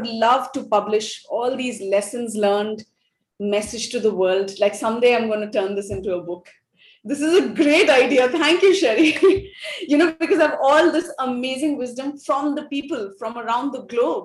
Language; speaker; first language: English; non-native, local second language; Hindi